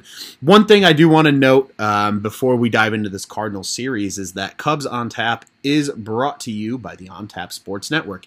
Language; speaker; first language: English; native; English